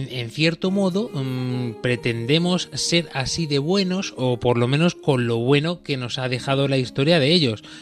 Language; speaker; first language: Spanish; native; Spanish